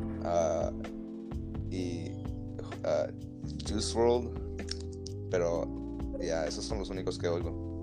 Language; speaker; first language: Spanish; early bilingual, heritage; Spanish